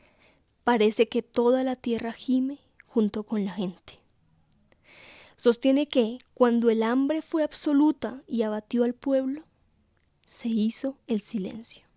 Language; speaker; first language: Spanish; native; Spanish